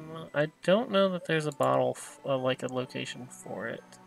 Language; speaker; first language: English; native; English